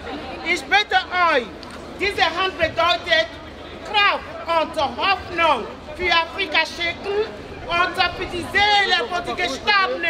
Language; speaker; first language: German; non-native, learner; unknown